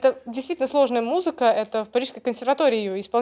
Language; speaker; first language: Russian; native; Russian